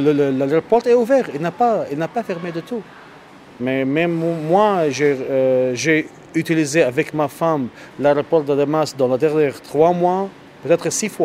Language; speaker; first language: French; non-native, learner; Arabic